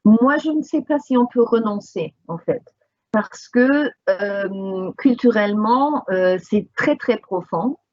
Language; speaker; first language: French; non-native, fluent; English